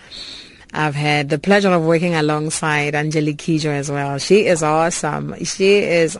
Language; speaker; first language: English; non-native, local second language; Northern Sotho